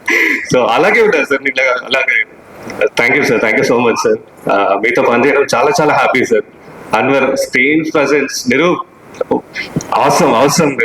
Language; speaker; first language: Telugu; non-native, fluent; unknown